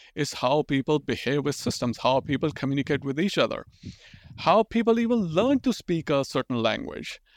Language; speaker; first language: English; non-native, local second language; Urdu